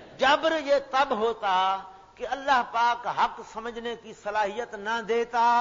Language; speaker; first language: Urdu; non-native, local second language; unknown